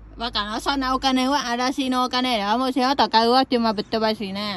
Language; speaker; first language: Japanese; non-native, learner; Vietnamese